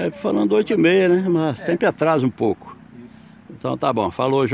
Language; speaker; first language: Portuguese; native; Portuguese